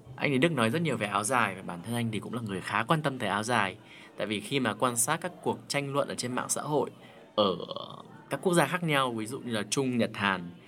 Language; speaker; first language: Vietnamese; native; Vietnamese